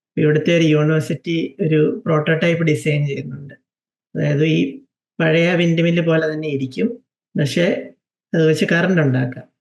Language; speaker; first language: Malayalam; native; Malayalam